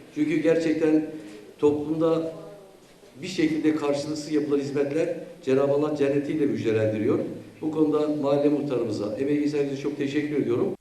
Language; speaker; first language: Turkish; native; Turkish